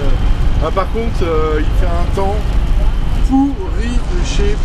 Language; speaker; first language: French; native; French